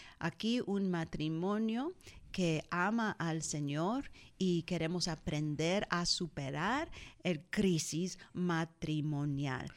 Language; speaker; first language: Spanish; early bilingual, heritage; Spanish